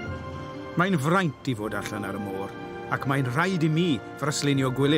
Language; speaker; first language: Welsh; native; Welsh